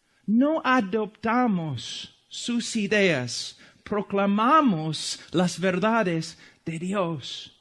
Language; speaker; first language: Spanish; non-native, fluent; English